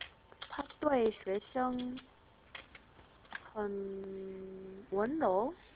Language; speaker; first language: Chinese; non-native, learner; Korean